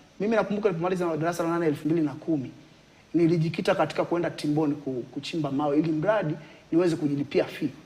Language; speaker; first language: Swahili; native; Swahili